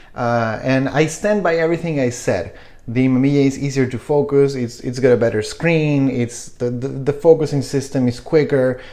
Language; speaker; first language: English; non-native, fluent; Spanish